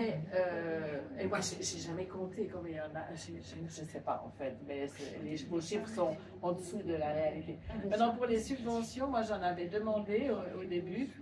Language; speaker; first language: French; native; French